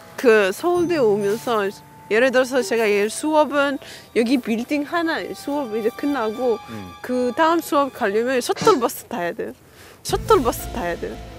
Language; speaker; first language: Korean; non-native, fluent; English